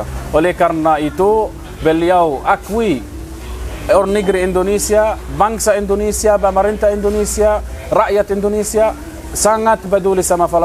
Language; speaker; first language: Indonesian; non-native, fluent; Arabic